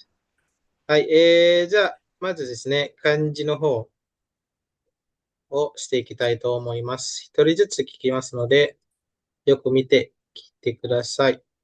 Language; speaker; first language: Japanese; non-native, fluent; Indonesian